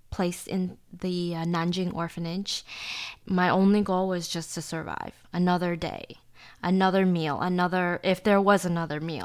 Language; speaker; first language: English; early bilingual, other home language; Chinese